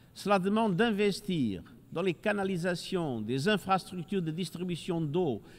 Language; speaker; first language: French; non-native, fluent; Portuguese